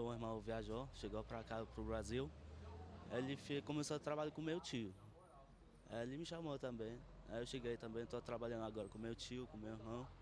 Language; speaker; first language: Portuguese; non-native, learner; Arabic